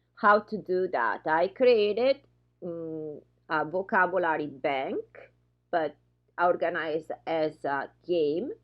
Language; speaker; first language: English; non-native, fluent; Italian